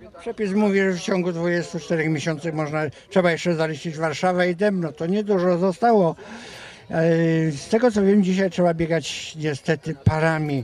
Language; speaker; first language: Polish; native; Polish